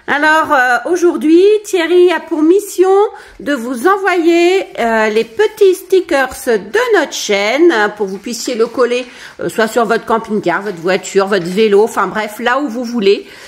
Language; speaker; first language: French; native; French